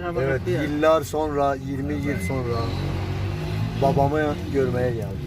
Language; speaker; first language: Turkish; non-native, fluent; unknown